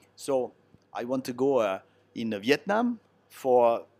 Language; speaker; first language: English; non-native, learner; Italian